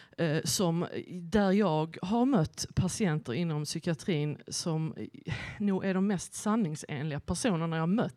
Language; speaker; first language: Swedish; native; Swedish